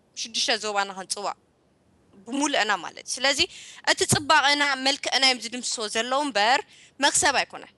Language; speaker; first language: Tigrinya; early bilingual, heritage; Tigrinya